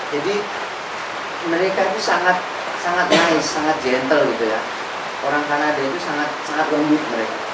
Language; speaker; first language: Indonesian; native; Indonesian